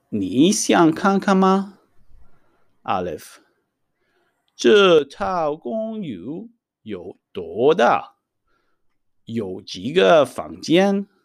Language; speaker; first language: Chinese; non-native, fluent; Hebrew